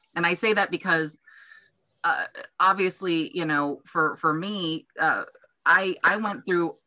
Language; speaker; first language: English; native; English